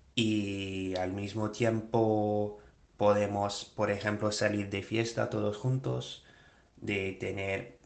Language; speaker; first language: Spanish; non-native, fluent; English